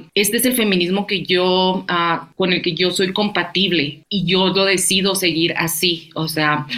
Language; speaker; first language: Spanish; native; Spanish